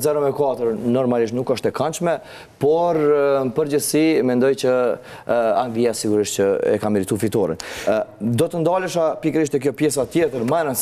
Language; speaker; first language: Albanian; native; Albanian